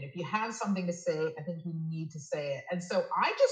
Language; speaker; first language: English; native; English